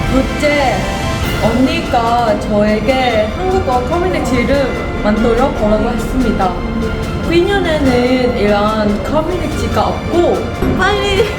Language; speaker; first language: Korean; non-native, learner; Vietnamese